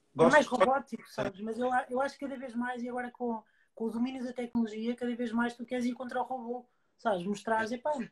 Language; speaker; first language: Portuguese; native; Portuguese